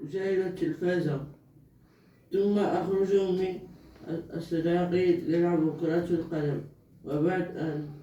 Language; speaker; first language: Arabic; early bilingual, heritage; Arabic